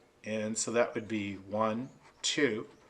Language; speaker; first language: English; native; English